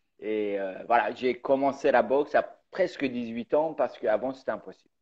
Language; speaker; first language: French; early bilingual, other home language; Persian